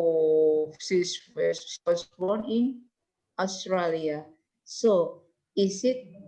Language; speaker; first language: English; non-native, learner; Indonesian